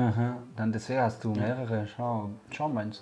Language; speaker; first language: German; non-native, learner; Malagasy